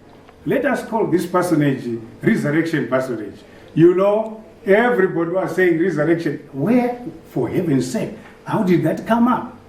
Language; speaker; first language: English; non-native, local second language; Shona